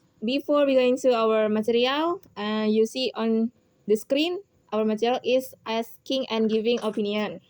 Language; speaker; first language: English; non-native, learner; Indonesian